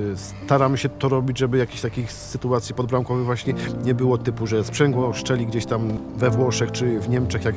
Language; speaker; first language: Polish; native; Polish